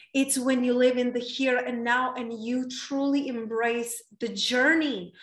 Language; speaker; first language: English; non-native, fluent; Czech